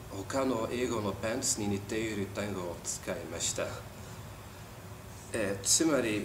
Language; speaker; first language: Japanese; non-native, learner; Dutch